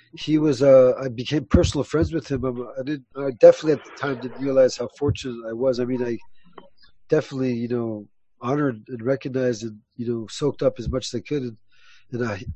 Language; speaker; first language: English; early bilingual, other home language; Spanish